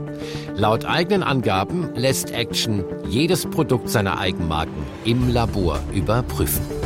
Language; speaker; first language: German; native; German